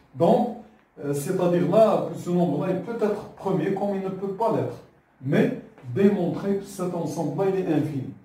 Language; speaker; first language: French; non-native, local second language; Arabic